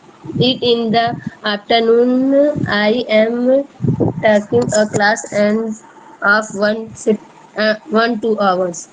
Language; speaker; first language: English; non-native, learner; Hindi